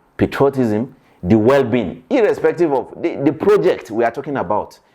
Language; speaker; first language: English; non-native, local second language; Yoruba